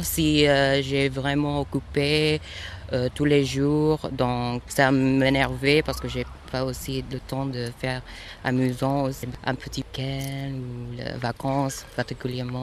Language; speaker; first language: French; non-native, learner; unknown